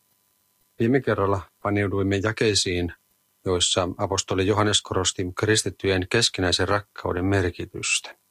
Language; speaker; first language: Finnish; native; Finnish